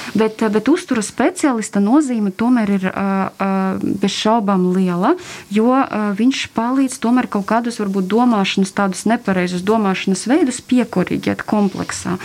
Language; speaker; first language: Latvian; non-native, local second language; Russian